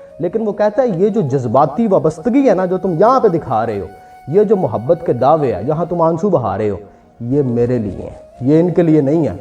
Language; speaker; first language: Urdu; non-native, local second language; Punjabi